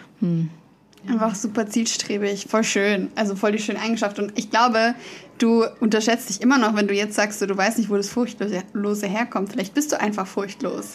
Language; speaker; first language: German; native; German